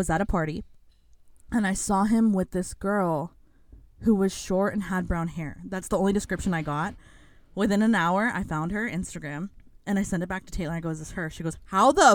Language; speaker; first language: English; early bilingual, other home language; Spanish